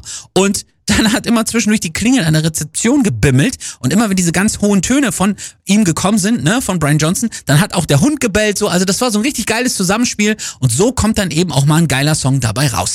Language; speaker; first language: German; native; German